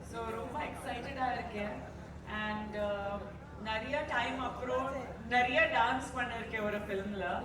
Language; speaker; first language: Tamil; non-native, fluent; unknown